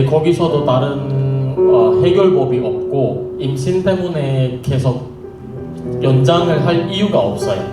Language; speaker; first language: Korean; non-native, fluent; Indonesian